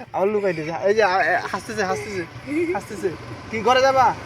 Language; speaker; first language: Bangla; non-native, local second language; Chakma